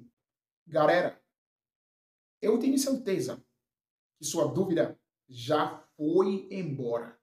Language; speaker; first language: Portuguese; non-native, fluent; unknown